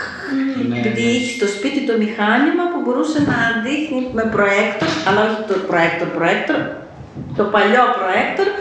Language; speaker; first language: Greek; non-native, fluent; Ukrainian